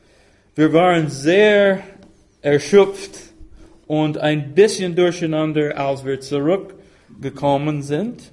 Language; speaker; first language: German; non-native, fluent; English